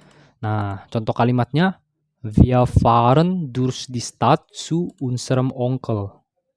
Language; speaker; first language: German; non-native, fluent; Indonesian